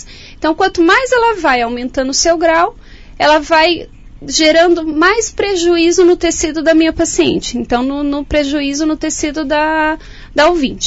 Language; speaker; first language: Portuguese; native; Portuguese